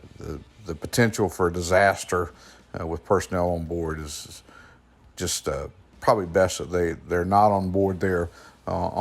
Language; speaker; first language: English; native; English